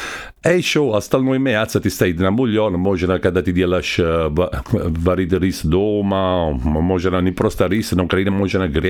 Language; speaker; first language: Russian; non-native, learner; Italian